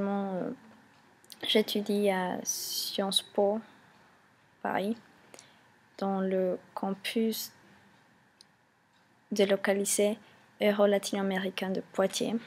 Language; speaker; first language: French; non-native, fluent; Spanish